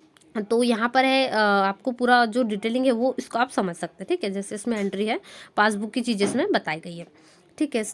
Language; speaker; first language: Hindi; native; Hindi